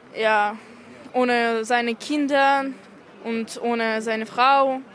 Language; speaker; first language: German; non-native, fluent; Ukrainian